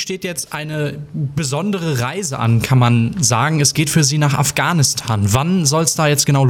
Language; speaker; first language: German; native; German